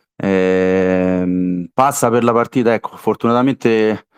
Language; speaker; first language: Italian; native; Italian